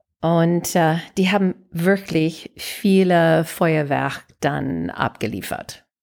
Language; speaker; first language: German; non-native, fluent; English